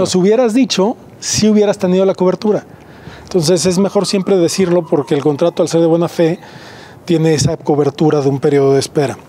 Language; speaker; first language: Spanish; native; Spanish